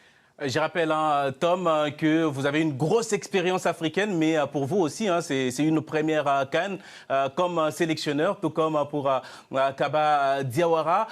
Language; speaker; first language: French; native; French